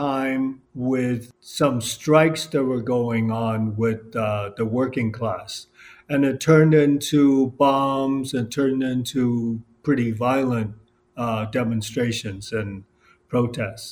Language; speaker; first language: English; non-native, local second language; Cantonese